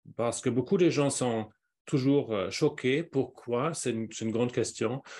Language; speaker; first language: French; non-native, fluent; German